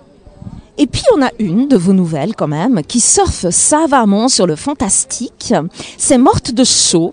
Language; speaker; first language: French; native; French